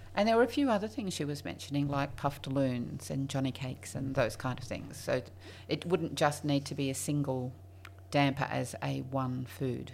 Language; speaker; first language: English; native; English